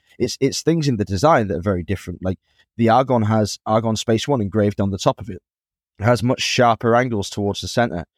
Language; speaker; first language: English; native; English